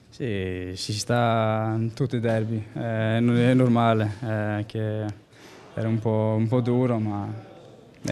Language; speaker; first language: Italian; non-native, learner; Icelandic